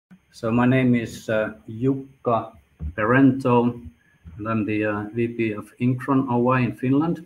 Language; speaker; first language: English; non-native, fluent; Finnish